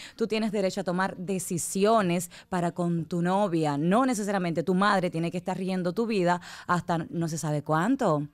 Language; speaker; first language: Spanish; native; Spanish